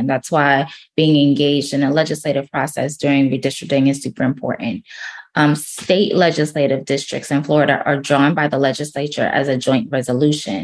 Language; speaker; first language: English; native; English